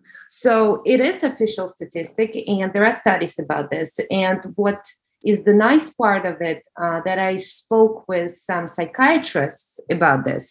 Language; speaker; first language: English; non-native, fluent; Russian